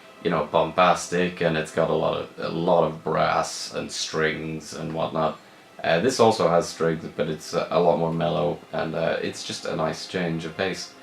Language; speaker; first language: English; native; English